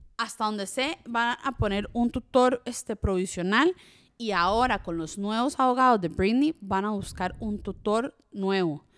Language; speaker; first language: Spanish; early bilingual, other home language; French